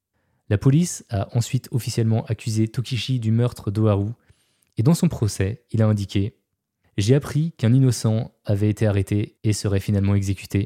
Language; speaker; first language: French; native; French